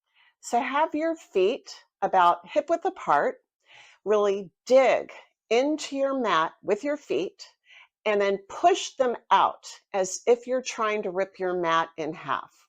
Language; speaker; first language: English; native; English